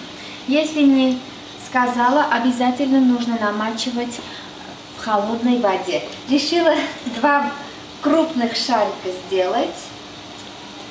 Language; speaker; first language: Russian; non-native, fluent; Armenian